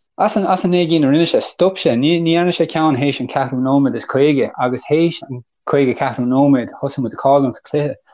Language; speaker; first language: Irish; native; Irish